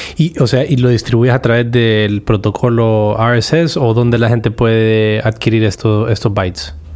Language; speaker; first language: Spanish; native; Spanish